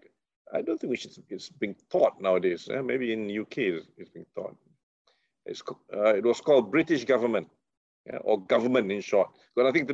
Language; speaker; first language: English; non-native, local second language; Malay